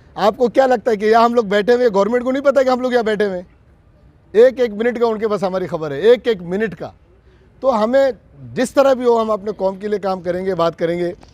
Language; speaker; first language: Urdu; non-native, local second language; Bangla